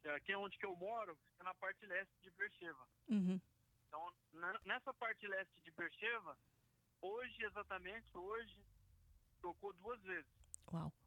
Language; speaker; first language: Portuguese; native; Portuguese